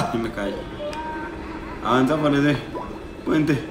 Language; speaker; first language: Spanish; native; Spanish